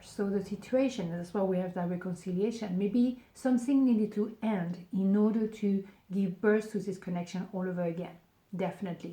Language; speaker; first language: English; non-native, fluent; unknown